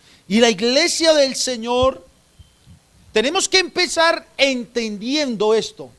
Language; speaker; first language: Spanish; native; Spanish